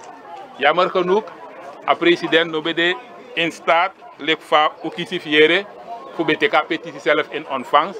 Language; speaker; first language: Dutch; non-native, local second language; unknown